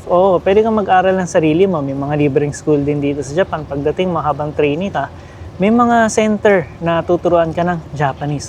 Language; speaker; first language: Filipino; native; Filipino